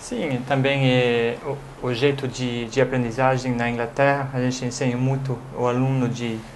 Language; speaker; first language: Portuguese; non-native, fluent; English